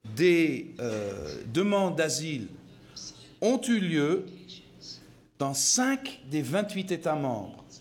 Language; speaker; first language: French; non-native, fluent; Dutch